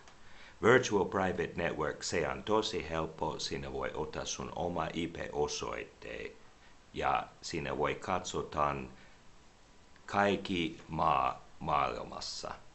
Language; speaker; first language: Finnish; non-native, learner; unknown